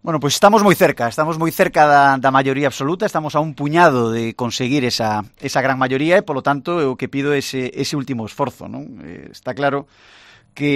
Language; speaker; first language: Galician; non-native, local second language; Spanish